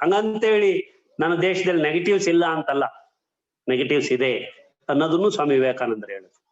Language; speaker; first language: Kannada; native; Kannada